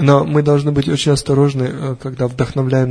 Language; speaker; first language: Russian; native; Russian